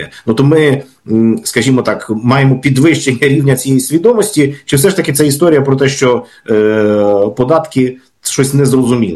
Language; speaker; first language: Ukrainian; native; Ukrainian